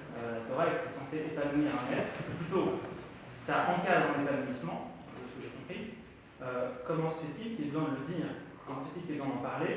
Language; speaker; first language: French; native; French